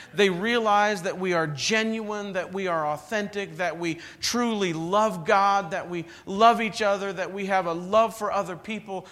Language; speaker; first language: English; native; English